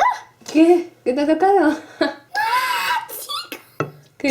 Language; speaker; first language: Spanish; native; Spanish